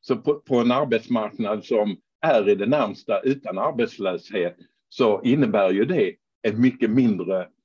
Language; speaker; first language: Swedish; non-native, fluent; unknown